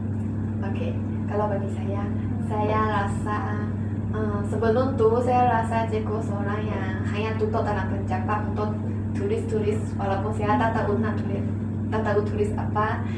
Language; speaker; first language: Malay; non-native, local second language; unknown